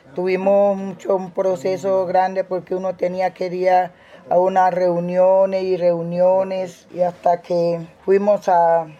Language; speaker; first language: Spanish; native; Spanish